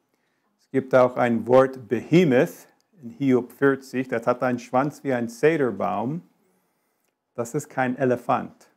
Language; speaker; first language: German; non-native, fluent; English